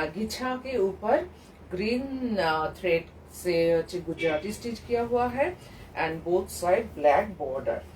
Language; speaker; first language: Hindi; non-native, local second language; Bangla